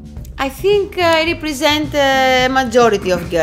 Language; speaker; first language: English; non-native, fluent; Greek